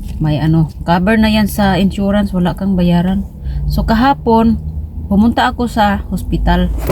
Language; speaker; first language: Filipino; non-native, local second language; Cebuano